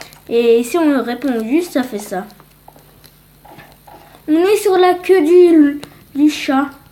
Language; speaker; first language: French; early bilingual, other home language; Polish